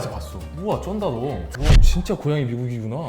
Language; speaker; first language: Korean; native; Korean